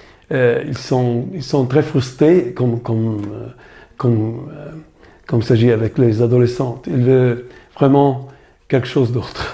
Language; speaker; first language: French; non-native, fluent; Italian